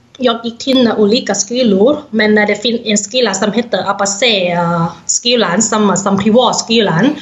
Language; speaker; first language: Swedish; non-native, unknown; Thai